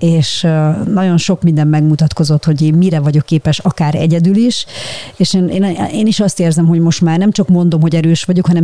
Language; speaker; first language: Hungarian; native; Hungarian